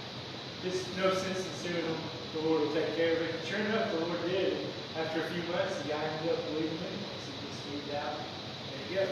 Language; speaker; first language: English; native; English